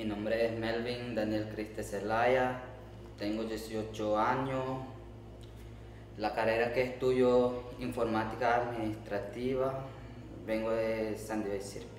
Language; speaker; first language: Spanish; non-native, local second language; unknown